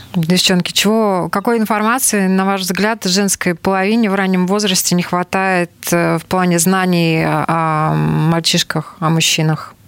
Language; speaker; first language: Russian; native; Russian